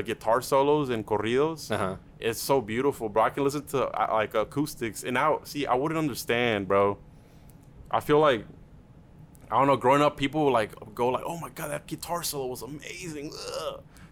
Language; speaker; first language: English; early bilingual, other home language; Spanish